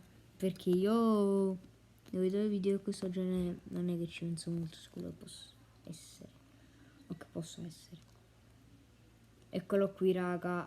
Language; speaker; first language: Italian; native; Italian